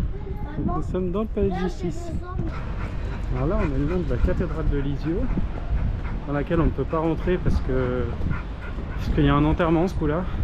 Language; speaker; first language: French; native; French